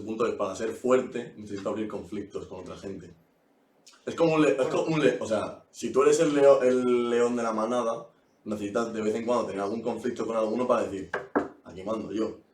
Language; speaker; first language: Spanish; native; Spanish